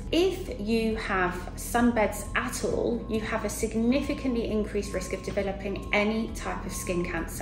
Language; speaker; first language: English; native; English